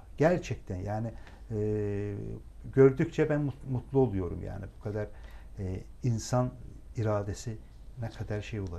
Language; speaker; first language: Turkish; non-native, local second language; Azerbaijani